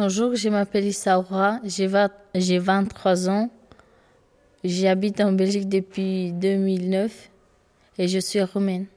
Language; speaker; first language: French; non-native, learner; Romanian